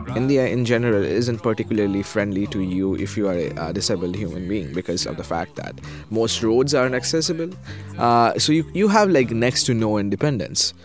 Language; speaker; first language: English; non-native, fluent; Japanese